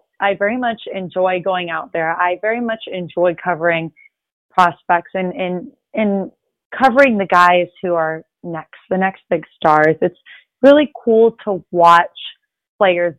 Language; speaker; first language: English; early bilingual, other home language; Spanish